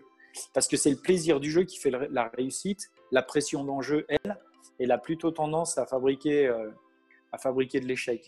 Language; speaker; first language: French; native; French